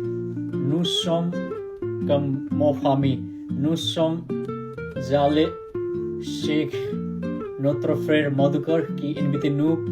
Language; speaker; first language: French; non-native, learner; Nepali